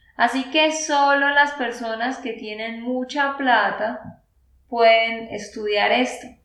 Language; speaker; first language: Spanish; native; Spanish